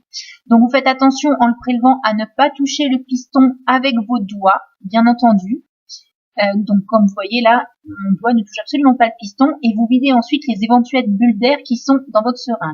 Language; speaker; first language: French; native; French